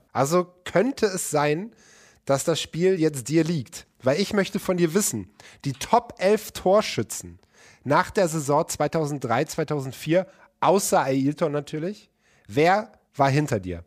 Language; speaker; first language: German; native; German